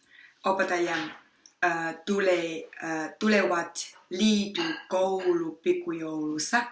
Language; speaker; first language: Finnish; non-native, learner; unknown